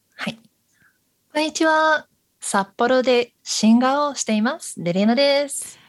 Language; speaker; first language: Japanese; non-native, fluent; English